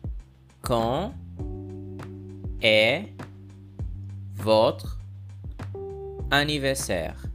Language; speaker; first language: French; non-native, fluent; Portuguese